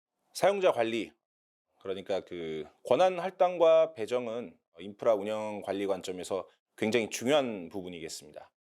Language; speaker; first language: Korean; native; Korean